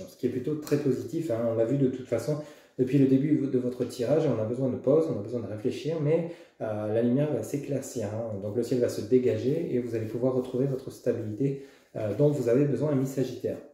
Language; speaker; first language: French; native; French